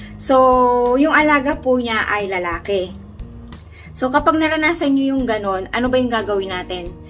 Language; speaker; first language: Filipino; native; Filipino